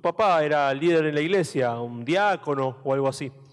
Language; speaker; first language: Spanish; native; Spanish